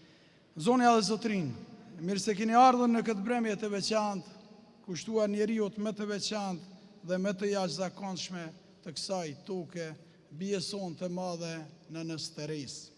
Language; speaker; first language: Albanian; native; Albanian